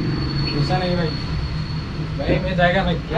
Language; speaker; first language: Hindi; non-native, local second language; Assamese